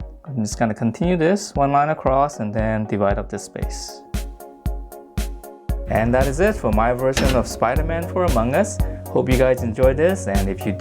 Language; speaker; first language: English; native; English